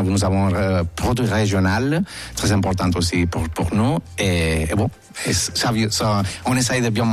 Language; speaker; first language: French; non-native, learner; Spanish